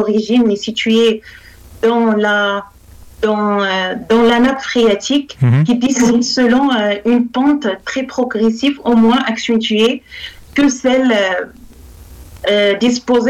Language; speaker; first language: French; non-native, local second language; Arabic